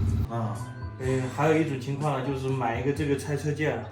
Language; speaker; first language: Chinese; native; Chinese